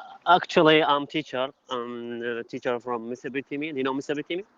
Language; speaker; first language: English; non-native, learner; Arabic